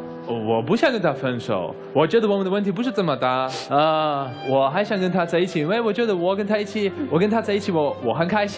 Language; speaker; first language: Chinese; non-native, learner; German